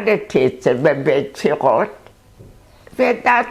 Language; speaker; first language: Hebrew; non-native, fluent; German